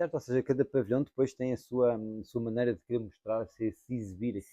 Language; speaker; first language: Portuguese; native; Portuguese